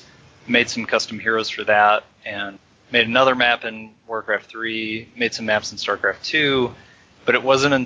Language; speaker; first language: English; native; English